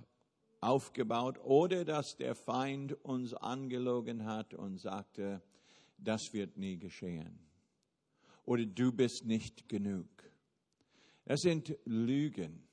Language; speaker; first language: German; non-native, fluent; English